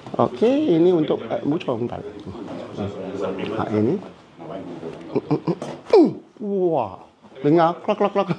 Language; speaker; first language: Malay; non-native, local second language; Cantonese